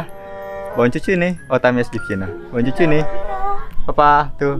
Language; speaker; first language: Polish; non-native, learner; Indonesian